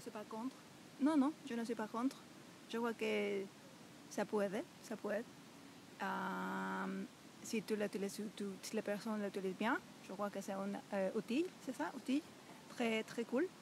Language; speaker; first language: French; non-native, learner; Spanish